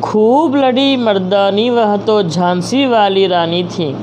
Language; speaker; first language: Hindi; non-native, local second language; Telugu